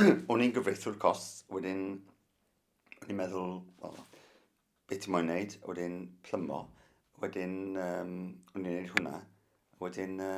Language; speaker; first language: Welsh; non-native, learner; English